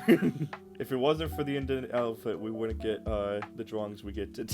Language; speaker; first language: English; native; English